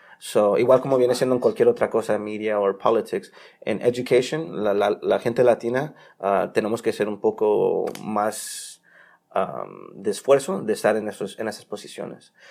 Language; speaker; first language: Spanish; early bilingual, heritage; Spanish